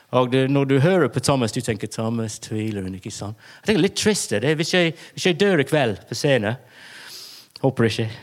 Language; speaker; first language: Norwegian; non-native, fluent; English